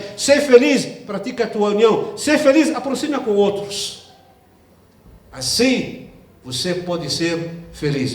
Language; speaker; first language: Portuguese; non-native, fluent; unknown